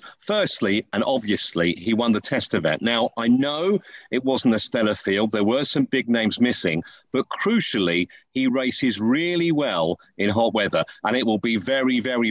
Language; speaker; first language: English; native; English